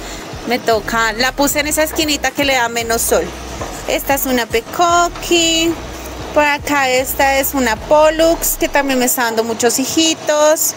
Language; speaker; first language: Spanish; native; Spanish